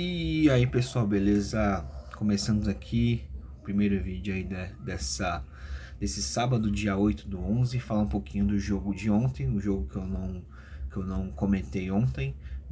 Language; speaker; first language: Portuguese; native; Portuguese